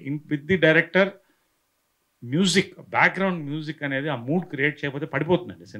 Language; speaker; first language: Telugu; native; Telugu